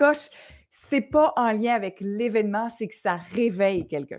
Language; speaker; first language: French; native; French